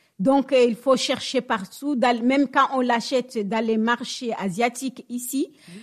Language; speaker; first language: French; non-native, local second language; Swahili